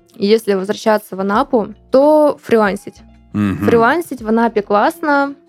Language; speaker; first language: Russian; native; Russian